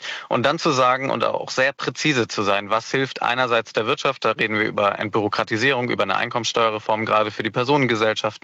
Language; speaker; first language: German; native; German